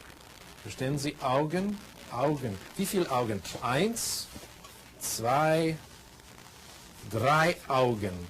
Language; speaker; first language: German; non-native, fluent; English